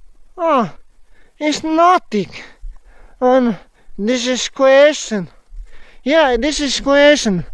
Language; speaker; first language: English; non-native, learner; Croatian